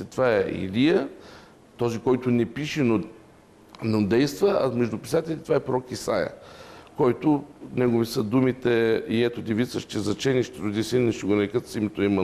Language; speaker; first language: Bulgarian; native; Bulgarian